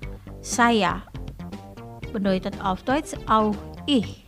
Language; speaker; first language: German; non-native, fluent; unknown